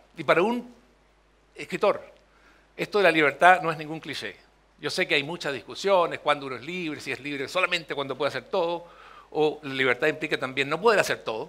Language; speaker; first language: Spanish; native; Spanish